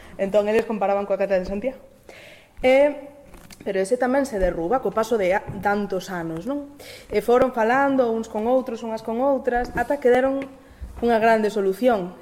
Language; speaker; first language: Galician; non-native, local second language; Spanish